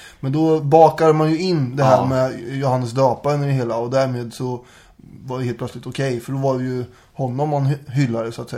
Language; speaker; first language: Swedish; native; Swedish